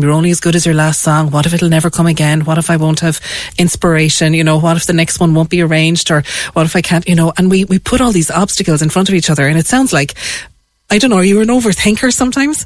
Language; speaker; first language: English; native; English